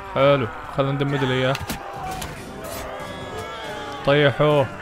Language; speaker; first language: Arabic; native; Arabic